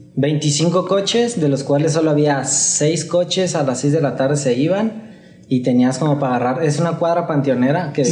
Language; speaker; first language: Spanish; native; Spanish